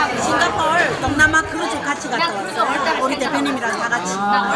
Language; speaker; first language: Korean; early bilingual, heritage; Korean